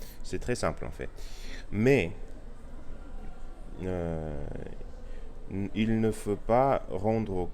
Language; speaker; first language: French; non-native, learner; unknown